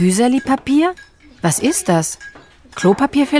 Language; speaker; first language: German; native; German